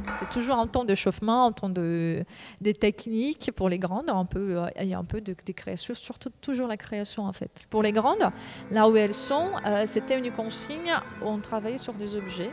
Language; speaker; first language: French; non-native, fluent; Portuguese